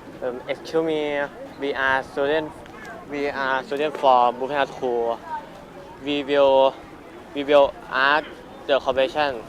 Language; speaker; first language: English; non-native, learner; Thai